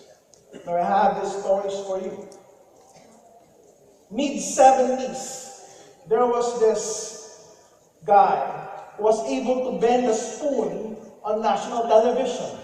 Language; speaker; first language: English; non-native, local second language; Filipino